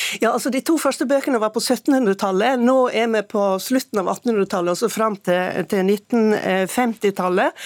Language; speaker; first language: Norwegian; native; Norwegian